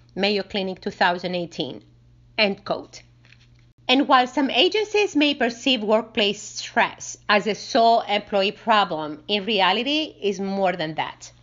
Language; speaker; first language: English; non-native, fluent; Greek